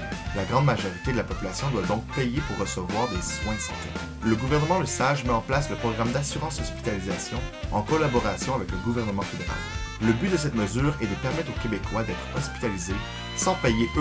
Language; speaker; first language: French; native; French